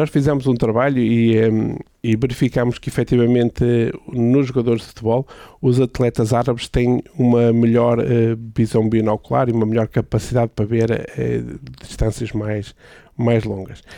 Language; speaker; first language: Portuguese; native; Portuguese